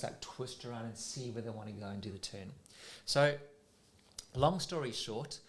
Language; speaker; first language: English; native; English